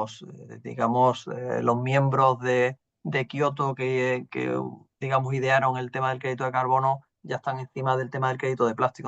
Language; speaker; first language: Spanish; native; Spanish